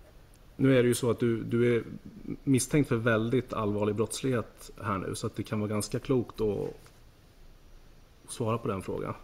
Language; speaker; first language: Swedish; native; Swedish